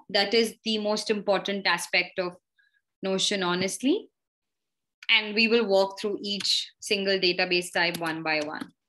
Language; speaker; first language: English; non-native, local second language; Hindi